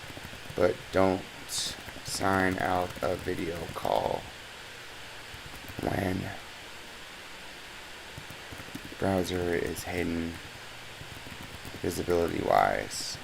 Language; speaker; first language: English; native; English